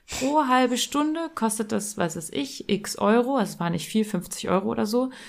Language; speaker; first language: German; native; German